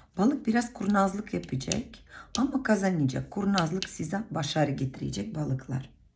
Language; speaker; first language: Turkish; non-native, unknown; Russian